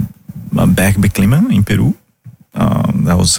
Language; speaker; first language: Dutch; non-native, fluent; Portuguese